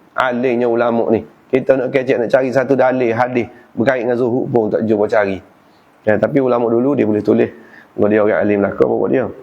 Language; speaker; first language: Malay; native; Malay